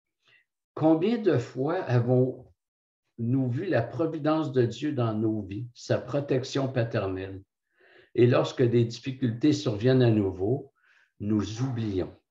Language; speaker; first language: French; native; French